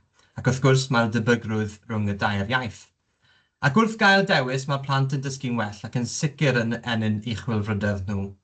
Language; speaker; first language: Welsh; native; Welsh